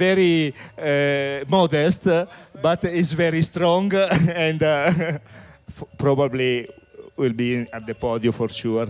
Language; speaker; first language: English; non-native, learner; Italian